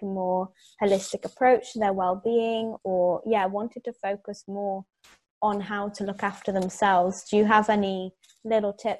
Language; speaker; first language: English; native; English